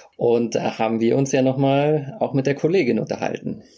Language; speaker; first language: German; native; German